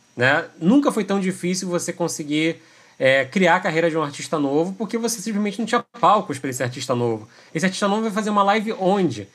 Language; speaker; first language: Portuguese; native; Portuguese